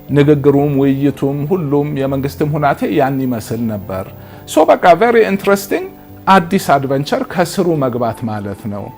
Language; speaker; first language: Amharic; native; Amharic